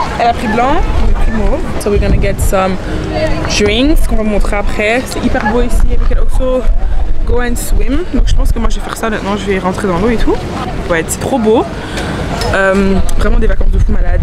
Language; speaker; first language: French; native; French